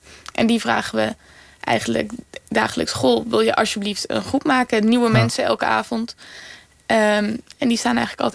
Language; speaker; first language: Dutch; native; Dutch